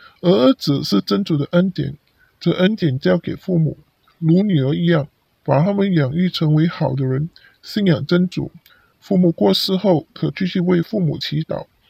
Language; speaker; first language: Chinese; non-native, local second language; Cantonese